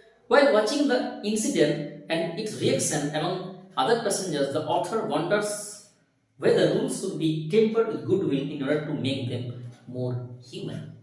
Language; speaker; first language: English; non-native, local second language; Bangla